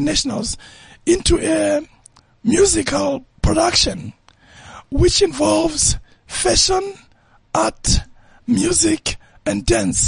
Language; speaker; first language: English; non-native, local second language; Shona